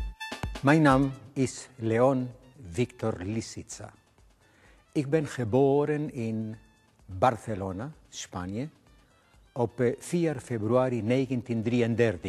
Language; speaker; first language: Dutch; non-native, fluent; Spanish